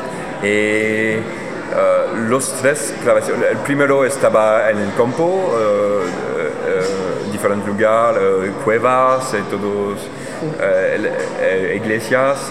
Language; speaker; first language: Spanish; non-native, learner; French